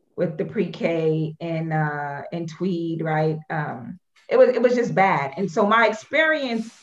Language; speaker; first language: English; native; English